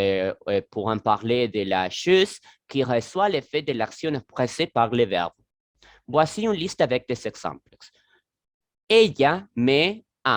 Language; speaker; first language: French; non-native, learner; Spanish